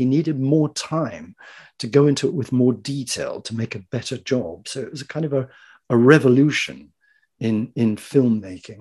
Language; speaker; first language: English; native; English